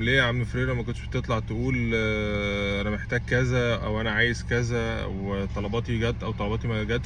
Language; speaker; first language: Arabic; native; Arabic